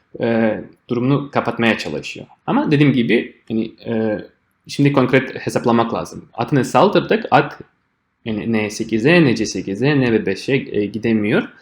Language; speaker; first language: Turkish; non-native, fluent; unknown